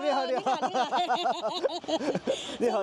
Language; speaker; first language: Chinese; non-native, learner; Korean